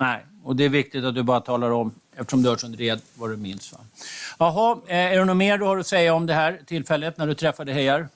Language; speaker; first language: Swedish; native; Swedish